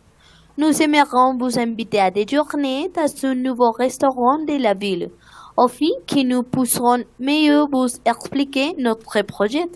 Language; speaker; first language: French; non-native, learner; Spanish